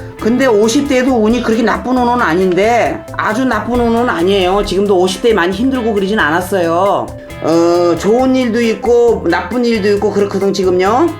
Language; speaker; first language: Korean; native; Korean